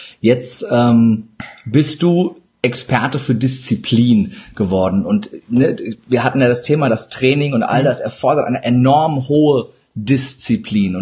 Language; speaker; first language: German; early bilingual, other home language; Turkish